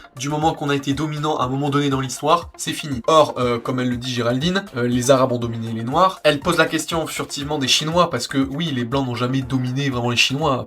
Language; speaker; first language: French; native; French